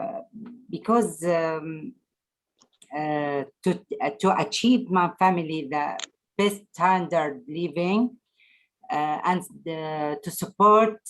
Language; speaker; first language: English; non-native, learner; Arabic